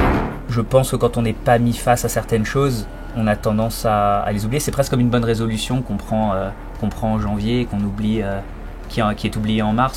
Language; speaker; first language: French; native; French